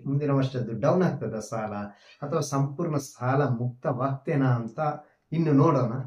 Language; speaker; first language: Kannada; non-native, local second language; Malayalam